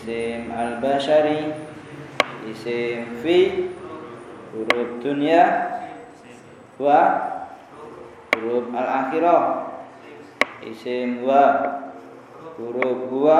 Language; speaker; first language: Arabic; non-native, learner; Indonesian